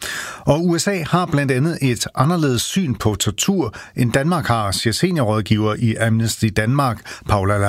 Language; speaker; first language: Danish; native; Danish